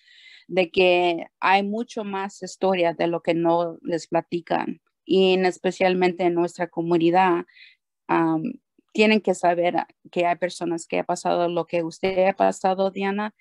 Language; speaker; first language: Spanish; early bilingual, heritage; Spanish